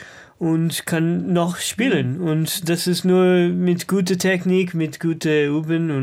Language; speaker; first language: German; non-native, learner; English